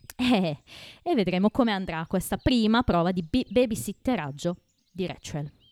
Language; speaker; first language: Italian; native; Italian